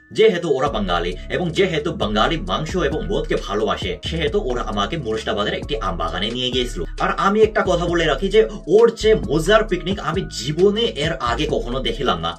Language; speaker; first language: Bangla; non-native, fluent; Korean